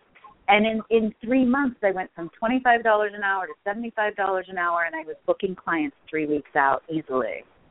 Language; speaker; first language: English; native; English